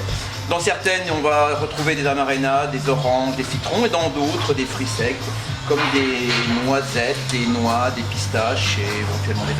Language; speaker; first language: French; native; French